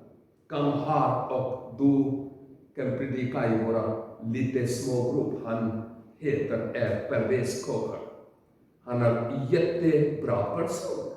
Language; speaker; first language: Swedish; non-native, learner; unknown